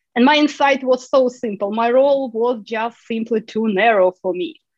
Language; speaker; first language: English; non-native, fluent; Ukrainian